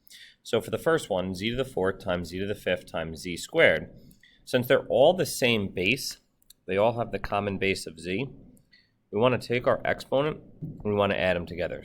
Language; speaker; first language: English; native; English